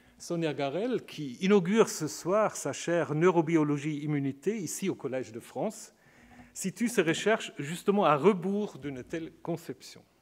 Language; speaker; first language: French; native; French